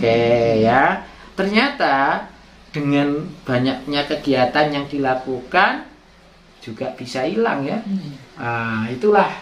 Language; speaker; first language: Indonesian; native; Indonesian